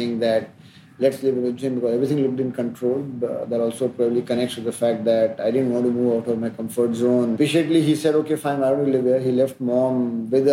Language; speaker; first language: English; non-native, local second language; Hindi